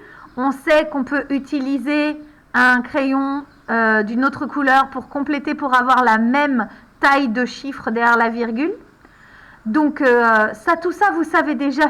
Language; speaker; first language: French; native; French